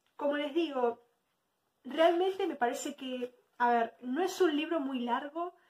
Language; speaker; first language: Spanish; native; Spanish